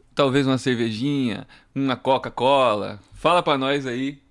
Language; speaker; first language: Portuguese; early bilingual, heritage; English